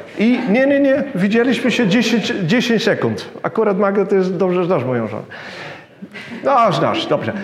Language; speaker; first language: Polish; non-native, fluent; Dutch